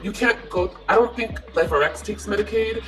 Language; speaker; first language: English; native; English